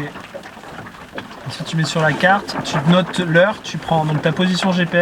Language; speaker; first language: French; native; French